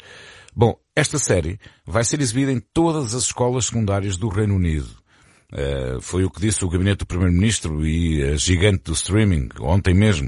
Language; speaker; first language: Portuguese; native; Portuguese